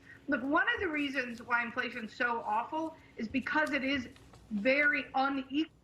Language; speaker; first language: English; native; English